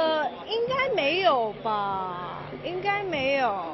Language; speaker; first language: Chinese; non-native, local second language; Cantonese